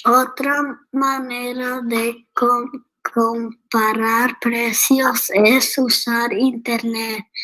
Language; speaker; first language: Spanish; early bilingual, heritage; Spanish